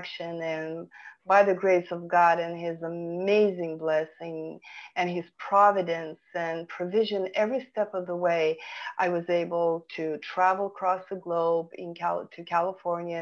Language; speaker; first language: English; non-native, fluent; Lithuanian